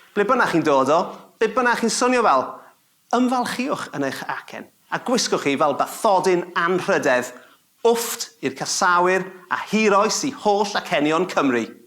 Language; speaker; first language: Welsh; native; Welsh